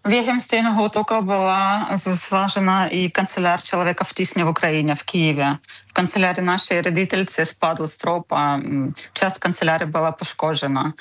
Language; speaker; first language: Czech; non-native, learner; Ukrainian